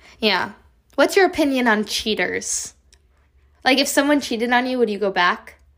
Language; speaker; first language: English; native; English